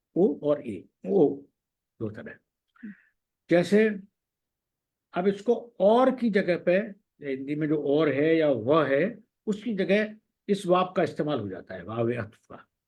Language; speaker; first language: Hindi; native; Hindi